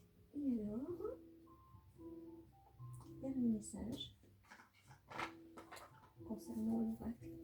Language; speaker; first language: French; native; French